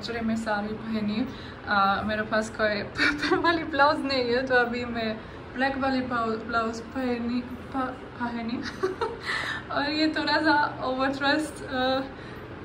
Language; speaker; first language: Hindi; non-native, learner; German